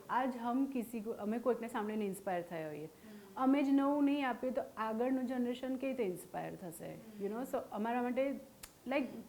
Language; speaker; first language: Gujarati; non-native, local second language; Hindi